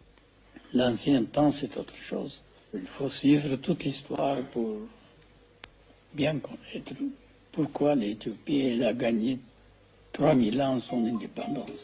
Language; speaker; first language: French; non-native, fluent; Amharic